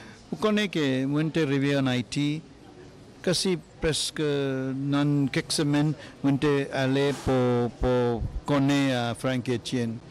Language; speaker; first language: Haitian Creole; non-native, learner; English